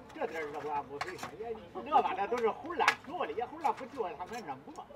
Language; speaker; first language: Chinese; native; Chinese